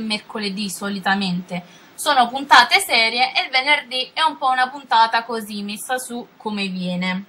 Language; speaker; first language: Italian; native; Italian